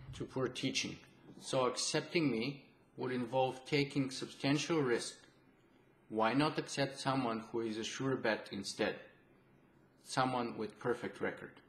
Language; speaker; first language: English; non-native, fluent; Bulgarian